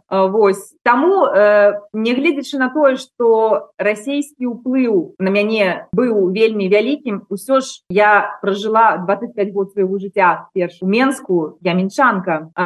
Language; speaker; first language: Belarusian; non-native, local second language; Russian